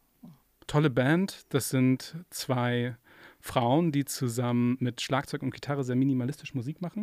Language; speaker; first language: German; native; German